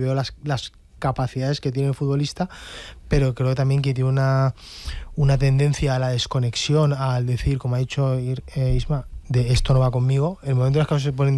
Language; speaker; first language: Spanish; native; Spanish